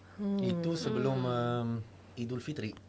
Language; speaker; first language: Indonesian; non-native, learner; French